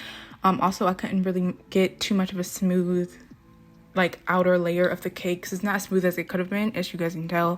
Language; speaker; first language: English; native; English